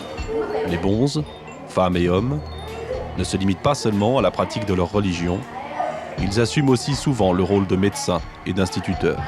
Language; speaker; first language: French; native; French